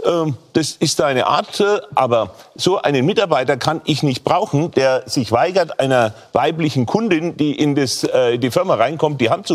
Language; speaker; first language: German; native; German